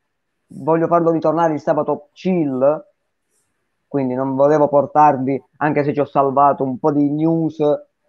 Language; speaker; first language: Italian; native; Italian